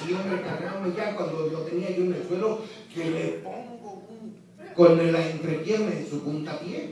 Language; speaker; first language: Spanish; native; Spanish